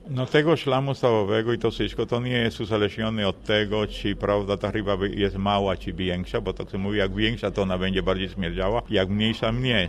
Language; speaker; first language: Polish; non-native, fluent; Spanish